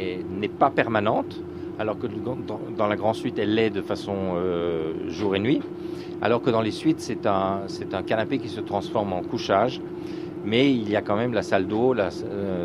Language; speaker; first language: French; native; French